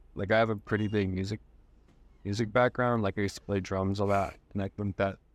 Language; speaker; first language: English; native; English